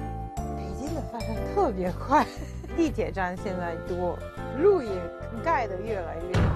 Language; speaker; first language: Chinese; non-native, fluent; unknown